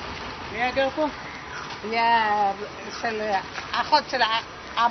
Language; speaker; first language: Hebrew; non-native, fluent; Malayalam